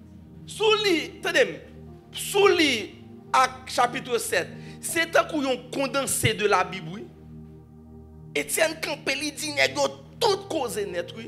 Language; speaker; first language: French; non-native, local second language; Haitian Creole